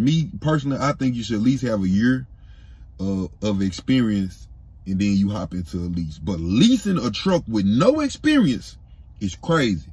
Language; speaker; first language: English; native; English